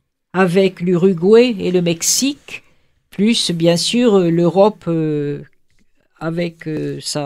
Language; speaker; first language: French; native; French